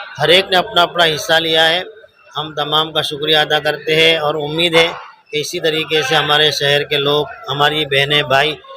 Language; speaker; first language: Hindi; native; Hindi